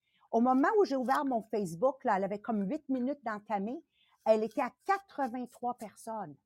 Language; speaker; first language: French; native; French